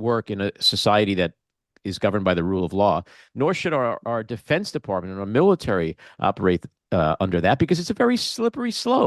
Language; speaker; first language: English; native; English